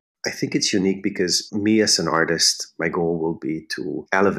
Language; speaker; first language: English; non-native, fluent; Hungarian